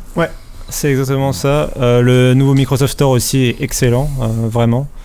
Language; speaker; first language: French; native; French